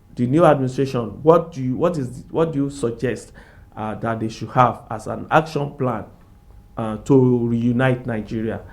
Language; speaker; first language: English; non-native, local second language; Yoruba